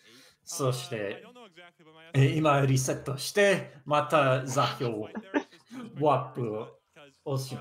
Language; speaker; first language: Japanese; non-native, learner; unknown